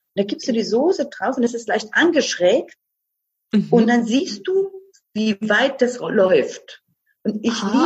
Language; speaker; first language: German; non-native, fluent; Croatian